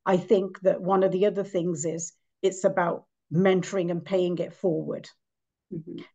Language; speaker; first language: English; native; English